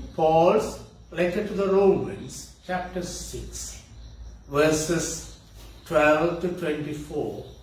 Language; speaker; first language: English; non-native, local second language; Tamil